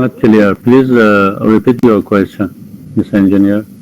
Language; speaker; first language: English; non-native, fluent; Persian